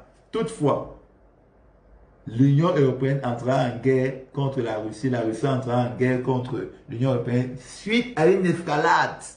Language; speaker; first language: French; non-native, local second language; Malagasy